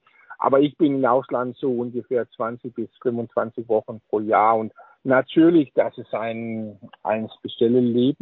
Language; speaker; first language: German; non-native, learner; Danish